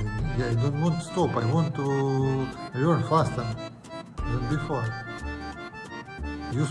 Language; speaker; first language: English; non-native, learner; Russian